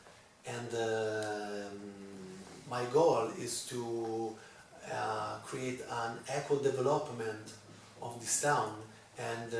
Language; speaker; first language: English; non-native, learner; Italian